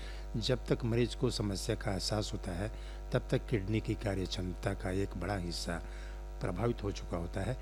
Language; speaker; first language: Hindi; native; Hindi